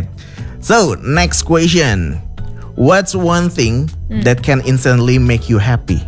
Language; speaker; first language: English; non-native, learner; Indonesian